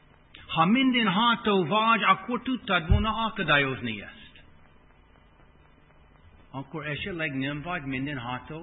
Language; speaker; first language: Hungarian; non-native, fluent; English